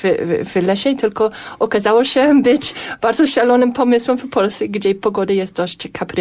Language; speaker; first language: Polish; non-native, fluent; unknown